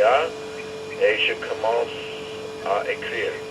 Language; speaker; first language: French; non-native, fluent; English